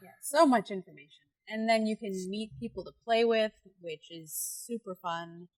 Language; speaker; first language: English; native; English